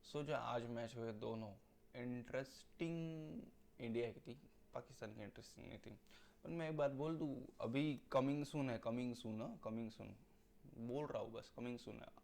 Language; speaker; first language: Hindi; non-native, local second language; Marathi